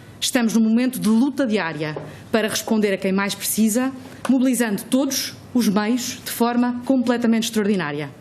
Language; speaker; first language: Portuguese; native; Portuguese